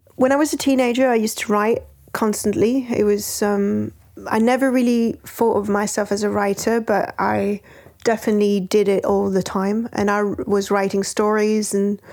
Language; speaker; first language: English; non-native, fluent; French